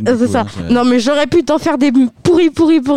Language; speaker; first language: French; native; French